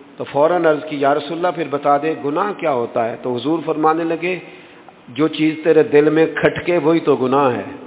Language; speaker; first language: Urdu; non-native, local second language; Punjabi